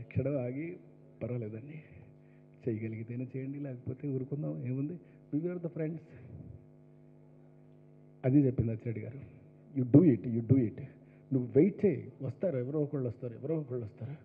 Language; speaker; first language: Telugu; native; Telugu